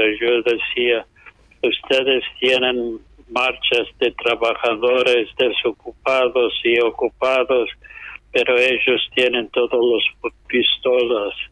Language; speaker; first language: Spanish; non-native, fluent; English